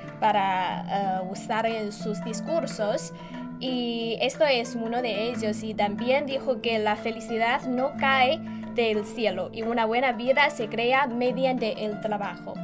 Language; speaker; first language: Spanish; non-native, fluent; Chinese